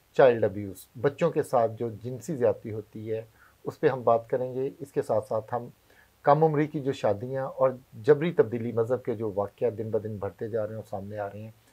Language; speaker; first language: Urdu; non-native, local second language; Punjabi